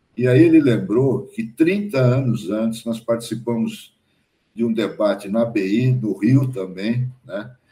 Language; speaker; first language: Portuguese; early bilingual, other home language; German